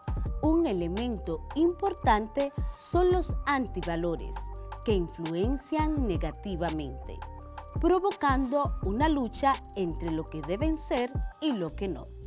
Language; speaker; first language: Spanish; native; Spanish